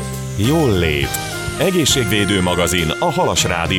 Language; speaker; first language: Hungarian; native; Hungarian